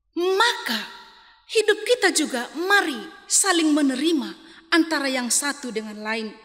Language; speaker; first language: Indonesian; non-native, local second language; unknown